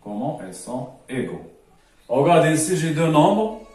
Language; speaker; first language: French; non-native, local second language; Arabic